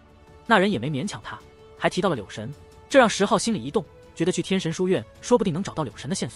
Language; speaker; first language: Chinese; native; Chinese